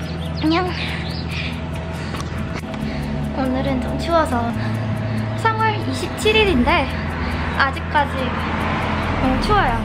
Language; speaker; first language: Korean; non-native, learner; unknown